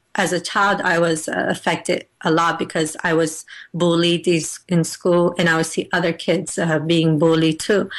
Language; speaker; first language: English; native; English